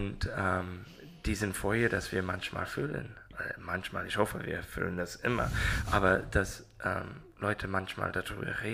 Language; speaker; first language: German; non-native, learner; English